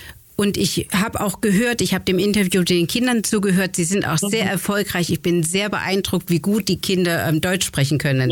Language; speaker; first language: German; native; German